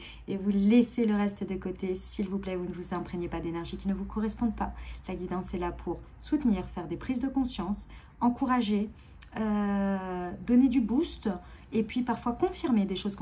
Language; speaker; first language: French; native; French